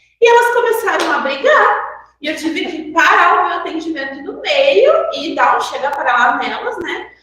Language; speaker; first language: Portuguese; native; Portuguese